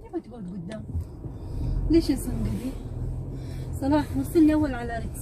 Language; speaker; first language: Arabic; native; Arabic